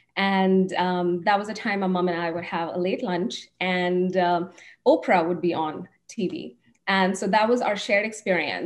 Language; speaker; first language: English; non-native, local second language; Hindi